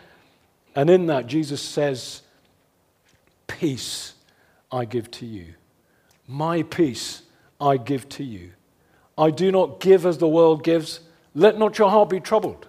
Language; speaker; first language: English; native; English